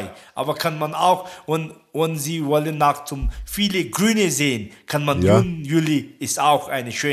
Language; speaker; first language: German; non-native, learner; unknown